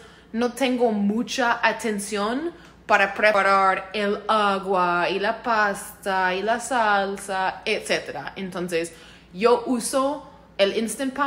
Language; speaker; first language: Spanish; non-native, learner; English